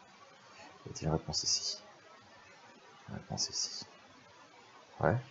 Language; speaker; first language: French; native; French